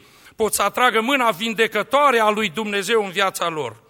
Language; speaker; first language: Romanian; native; Romanian